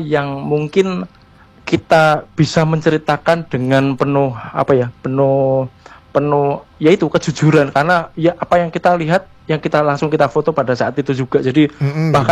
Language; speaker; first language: Indonesian; native; Indonesian